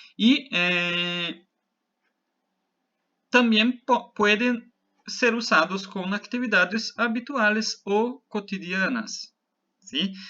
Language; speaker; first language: Spanish; non-native, fluent; Portuguese